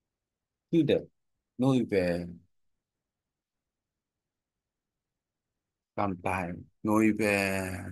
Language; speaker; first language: Vietnamese; non-native, learner; Korean